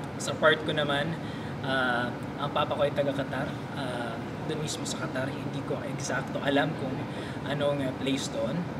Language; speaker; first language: Filipino; native; Filipino